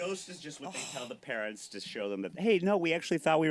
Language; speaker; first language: English; native; English